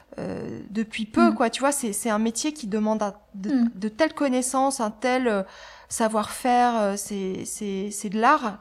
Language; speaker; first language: French; native; French